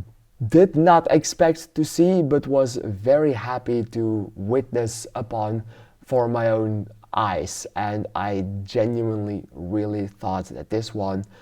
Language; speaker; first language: English; non-native, fluent; Dutch